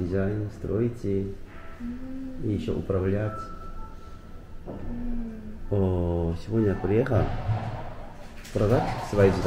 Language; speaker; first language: Russian; non-native, learner; Korean